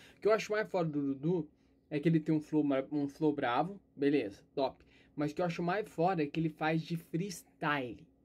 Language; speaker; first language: Portuguese; native; Portuguese